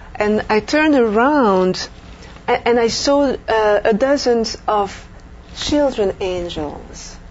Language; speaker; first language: English; non-native, fluent; French